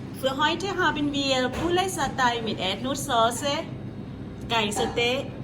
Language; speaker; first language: German; non-native, learner; Thai